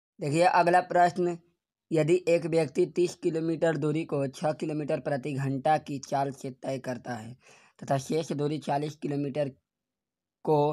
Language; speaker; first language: Hindi; native; Hindi